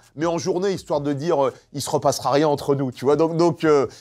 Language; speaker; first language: French; native; French